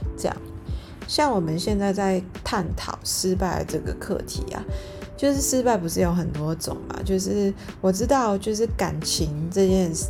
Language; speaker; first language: Chinese; native; Chinese